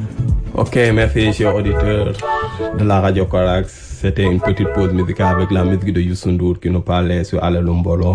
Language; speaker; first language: French; non-native, local second language; Wolof